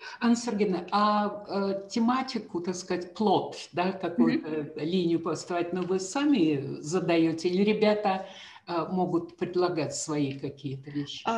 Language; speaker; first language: Russian; native; Russian